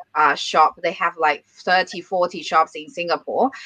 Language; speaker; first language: English; non-native, fluent; Chinese